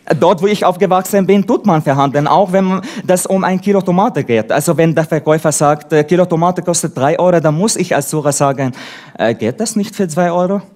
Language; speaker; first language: German; non-native, fluent; Arabic